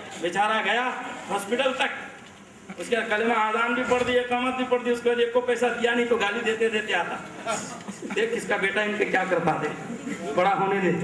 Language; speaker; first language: Urdu; native; Urdu